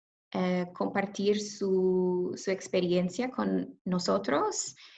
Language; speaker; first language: Spanish; non-native, fluent; English